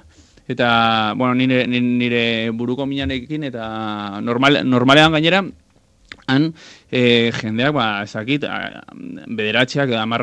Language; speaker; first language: Basque; non-native, local second language; Spanish